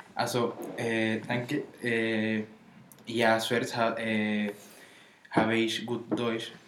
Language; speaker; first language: German; non-native, learner; Spanish